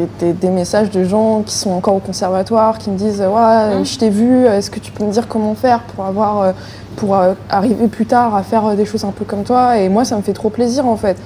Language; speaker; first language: French; native; French